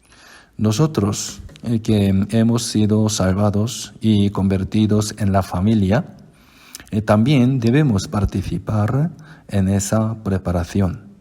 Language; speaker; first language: Spanish; non-native, fluent; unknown